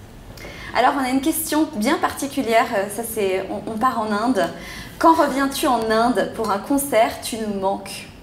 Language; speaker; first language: French; native; French